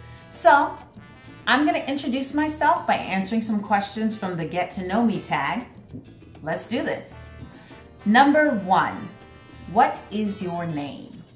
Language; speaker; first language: English; native; English